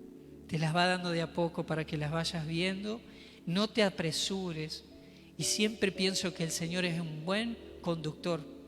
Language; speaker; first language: Spanish; native; Spanish